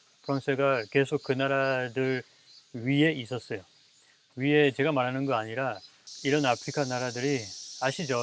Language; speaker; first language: Korean; non-native, fluent; French